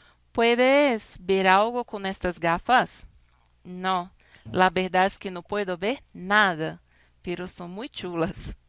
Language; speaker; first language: Spanish; non-native, fluent; Portuguese